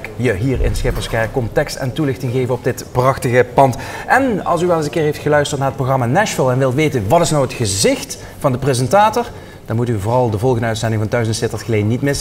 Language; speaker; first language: Dutch; native; Dutch